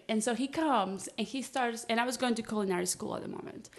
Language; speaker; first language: English; non-native, fluent; Spanish